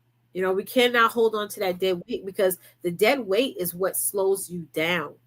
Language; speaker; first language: English; native; English